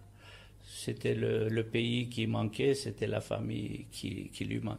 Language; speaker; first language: French; non-native, fluent; Turkish